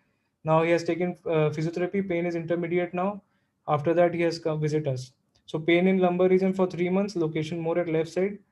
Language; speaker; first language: English; non-native, local second language; Hindi